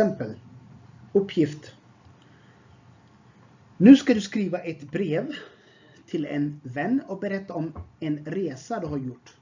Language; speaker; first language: Swedish; non-native, fluent; Tigrinya